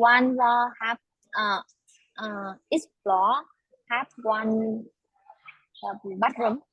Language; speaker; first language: English; non-native, learner; Vietnamese